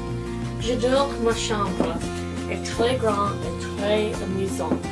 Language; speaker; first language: French; non-native, learner; English